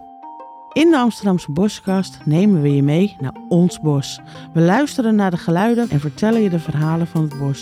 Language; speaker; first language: Dutch; native; Dutch